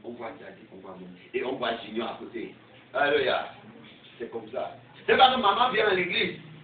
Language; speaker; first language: French; non-native, local second language; English